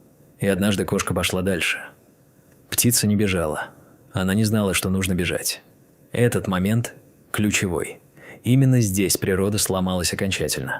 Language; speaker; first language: Russian; native; Russian